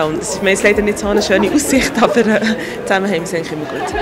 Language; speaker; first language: German; native; German